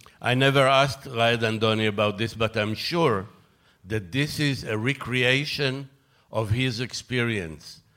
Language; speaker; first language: English; non-native, fluent; Hebrew